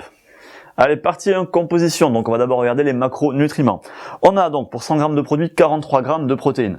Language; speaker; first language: French; native; French